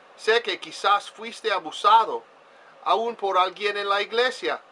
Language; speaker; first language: Spanish; non-native, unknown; English